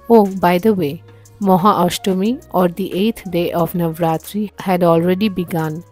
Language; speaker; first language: English; non-native, local second language; Bangla